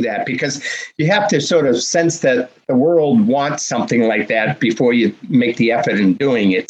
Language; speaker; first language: English; native; English